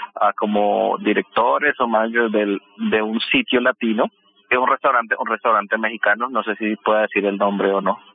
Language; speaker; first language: Spanish; native; Spanish